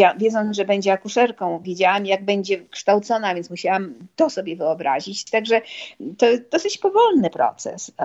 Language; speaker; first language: Polish; native; Polish